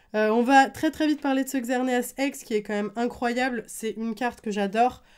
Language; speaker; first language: French; native; French